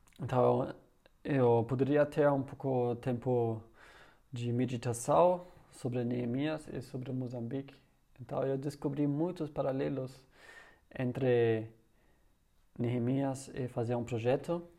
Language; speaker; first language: Portuguese; non-native, learner; German